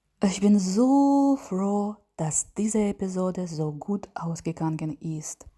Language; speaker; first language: German; non-native, learner; Ukrainian